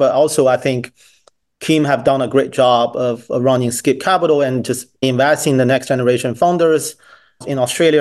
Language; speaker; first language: English; non-native, fluent; Chinese